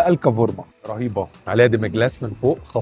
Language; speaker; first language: Arabic; native; Arabic